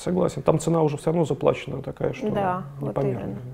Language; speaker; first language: Russian; native; Russian